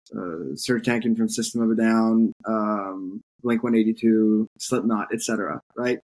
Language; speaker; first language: English; non-native, fluent; French